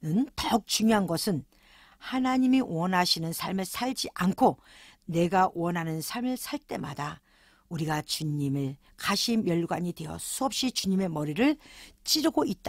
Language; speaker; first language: Korean; native; Korean